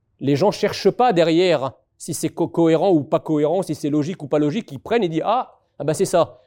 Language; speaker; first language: French; early bilingual, other home language; Arabic